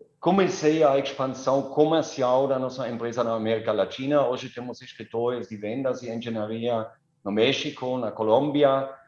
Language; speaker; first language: Portuguese; non-native, fluent; German